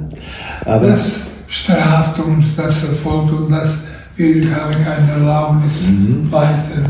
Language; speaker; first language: German; non-native, learner; Croatian